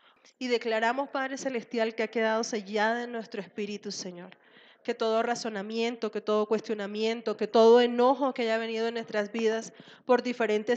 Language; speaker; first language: Spanish; native; Spanish